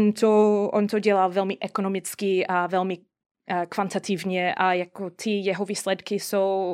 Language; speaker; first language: Czech; non-native, fluent; English